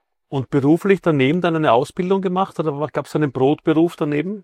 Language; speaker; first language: German; native; German